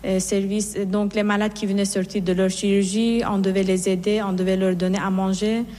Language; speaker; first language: French; non-native, learner; Persian